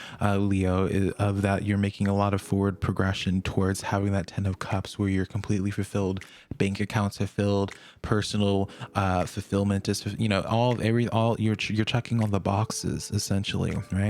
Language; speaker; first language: English; native; English